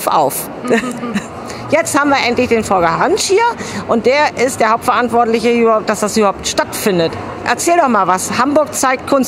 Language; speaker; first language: German; native; German